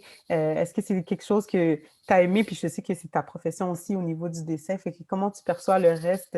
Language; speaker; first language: French; native; French